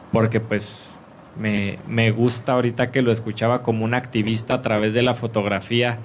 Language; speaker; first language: Spanish; native; Spanish